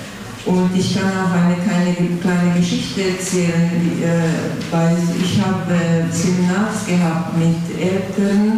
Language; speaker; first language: German; non-native, fluent; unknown